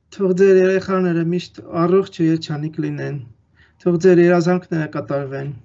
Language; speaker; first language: Armenian; non-native, fluent; Russian